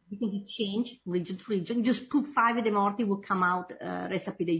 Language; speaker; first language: English; non-native, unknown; Italian